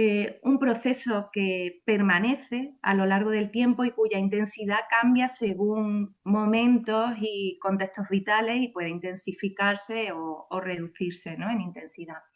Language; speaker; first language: Spanish; native; Spanish